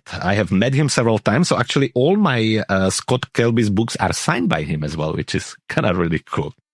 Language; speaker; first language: English; non-native, fluent; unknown